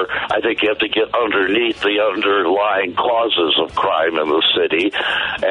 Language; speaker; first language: English; native; English